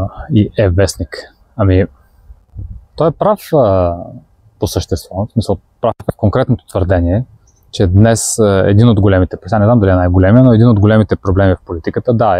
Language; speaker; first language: Bulgarian; native; Bulgarian